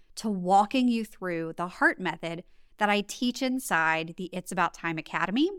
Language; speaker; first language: English; native; English